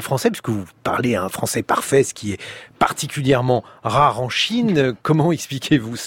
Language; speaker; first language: French; native; French